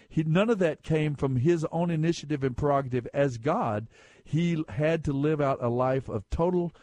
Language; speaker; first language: English; native; English